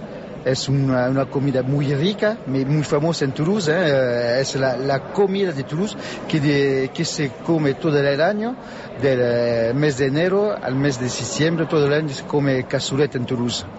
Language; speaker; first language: Spanish; non-native, learner; French